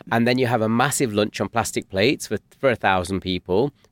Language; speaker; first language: English; native; English